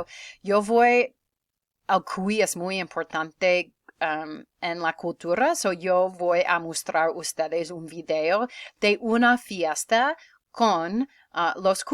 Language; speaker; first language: Spanish; non-native, learner; English